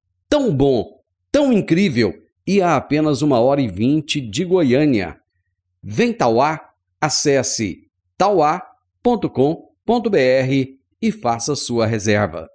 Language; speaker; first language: Portuguese; native; Portuguese